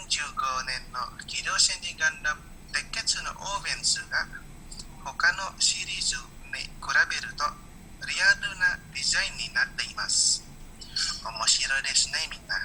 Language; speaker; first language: Japanese; non-native, learner; Indonesian